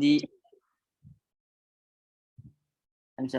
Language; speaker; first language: English; non-native, learner; Indonesian